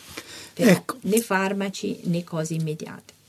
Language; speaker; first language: Italian; native; Italian